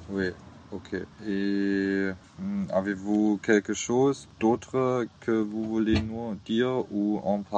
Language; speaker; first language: French; non-native, learner; German